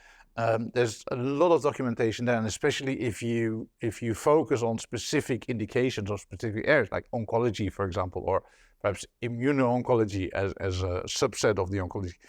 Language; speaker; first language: English; non-native, fluent; Dutch